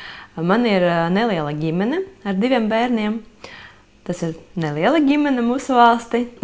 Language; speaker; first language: Latvian; non-native, local second language; Russian